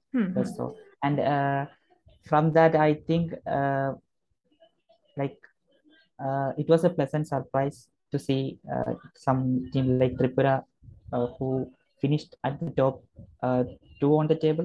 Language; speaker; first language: English; non-native, local second language; Malayalam